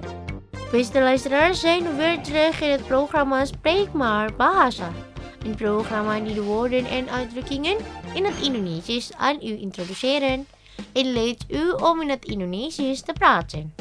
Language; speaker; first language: Dutch; non-native, learner; Indonesian